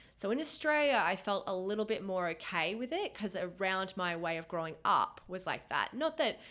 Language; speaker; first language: English; native; English